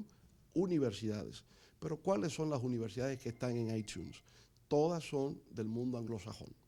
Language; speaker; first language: Spanish; native; Spanish